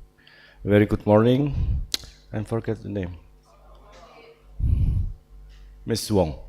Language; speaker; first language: English; non-native, learner; Indonesian